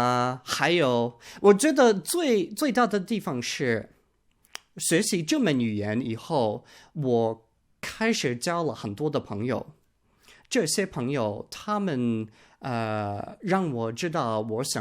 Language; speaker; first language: Chinese; non-native, learner; English